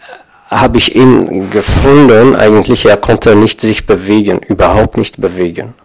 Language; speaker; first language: German; non-native, learner; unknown